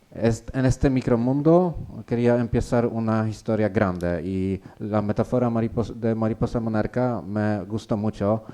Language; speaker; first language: Spanish; non-native, learner; Polish